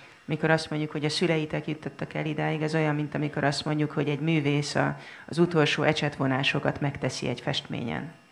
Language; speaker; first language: Hungarian; native; Hungarian